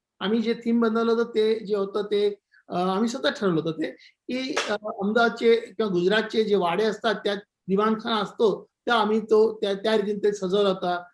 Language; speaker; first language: Marathi; non-native, local second language; Gujarati